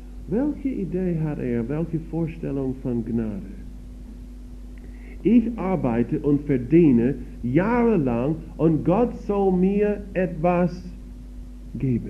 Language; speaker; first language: German; non-native, fluent; English